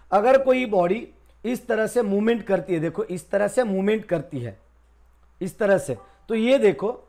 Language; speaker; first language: Hindi; non-native, local second language; Marathi